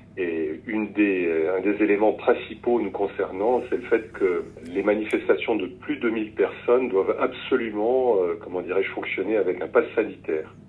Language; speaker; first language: French; native; French